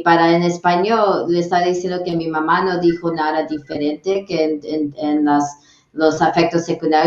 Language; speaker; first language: Spanish; early bilingual, heritage; English